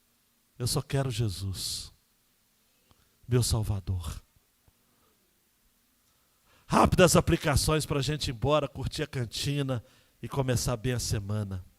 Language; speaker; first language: Portuguese; native; Portuguese